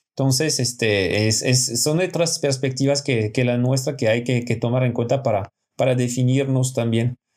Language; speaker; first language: Spanish; non-native, fluent; French